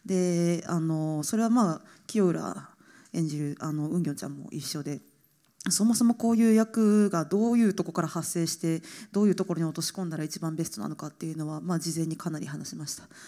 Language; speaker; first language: Japanese; native; Japanese